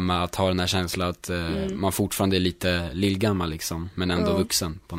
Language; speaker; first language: Swedish; native; Swedish